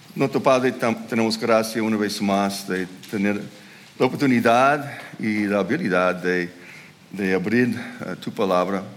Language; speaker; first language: Spanish; non-native, fluent; English